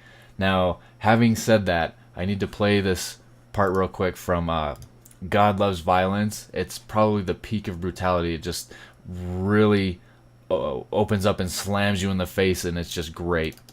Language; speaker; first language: English; native; English